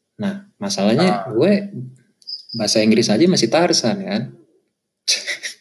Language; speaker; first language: Indonesian; native; Indonesian